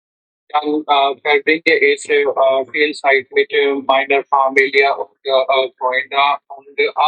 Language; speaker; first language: German; non-native, learner; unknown